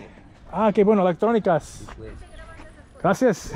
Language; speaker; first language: Spanish; non-native, learner; English